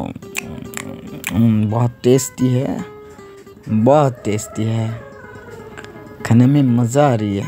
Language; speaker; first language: Hindi; non-native, learner; Bangla